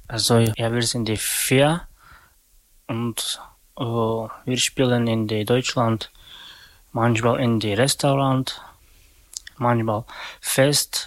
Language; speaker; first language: German; non-native, learner; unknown